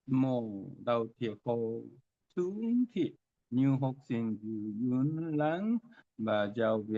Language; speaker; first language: Vietnamese; non-native, learner; Korean